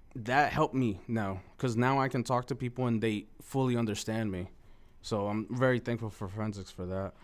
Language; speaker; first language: English; early bilingual, other home language; Spanish